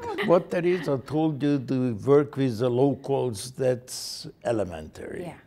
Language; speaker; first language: English; non-native, fluent; Hungarian